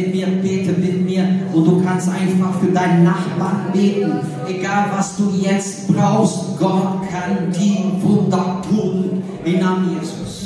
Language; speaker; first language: German; non-native, learner; Portuguese